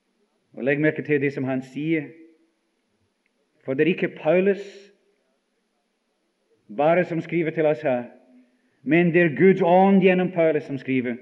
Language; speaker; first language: Norwegian; non-native, fluent; English